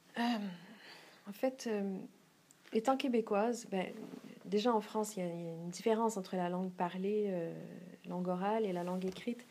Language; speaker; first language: French; native; French